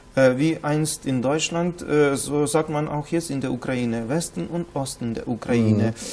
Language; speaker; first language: German; non-native, fluent; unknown